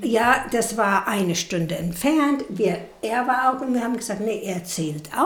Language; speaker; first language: German; non-native, fluent; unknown